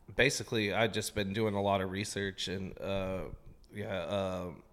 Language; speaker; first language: English; native; English